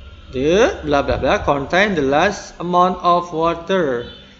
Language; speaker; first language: English; non-native, learner; Indonesian